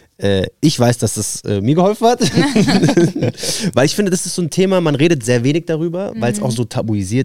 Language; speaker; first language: German; native; German